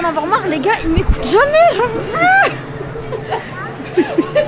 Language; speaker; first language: French; native; French